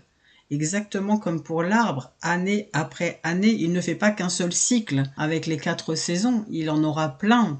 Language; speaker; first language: French; native; French